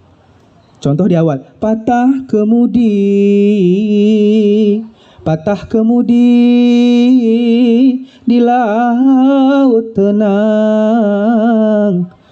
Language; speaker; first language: Indonesian; native; Indonesian